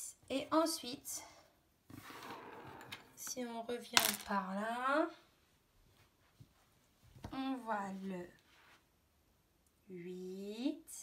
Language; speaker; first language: French; native; French